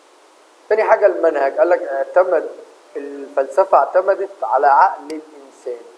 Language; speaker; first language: Arabic; native; Arabic